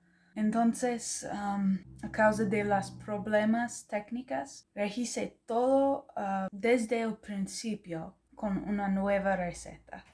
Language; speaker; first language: Spanish; non-native, learner; English